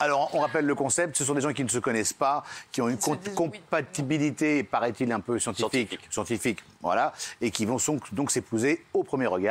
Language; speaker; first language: French; native; French